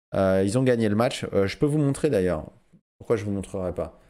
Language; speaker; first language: French; native; French